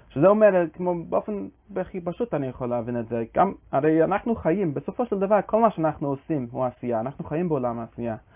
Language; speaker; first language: Hebrew; non-native, fluent; English